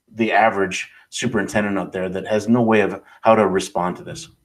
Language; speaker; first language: English; native; English